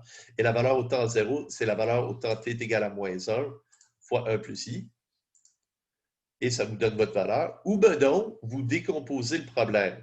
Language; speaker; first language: French; native; French